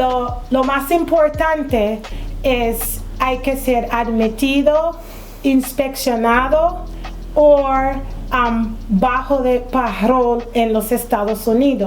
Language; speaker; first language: Spanish; non-native, fluent; English